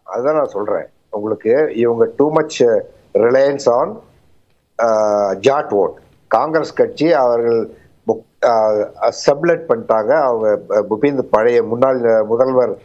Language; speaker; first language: Tamil; native; Tamil